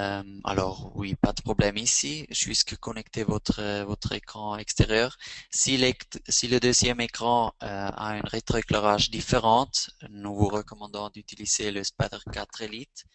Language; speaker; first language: French; non-native, fluent; Spanish